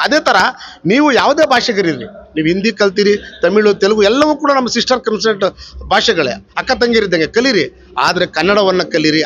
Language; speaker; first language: Kannada; native; Kannada